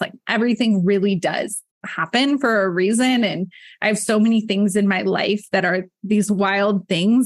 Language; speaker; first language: English; native; English